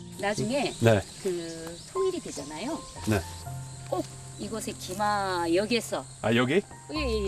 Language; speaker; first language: Korean; native; Korean